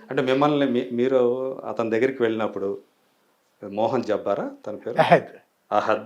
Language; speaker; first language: Telugu; native; Telugu